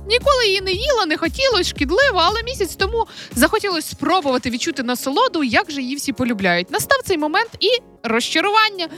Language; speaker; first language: Ukrainian; native; Ukrainian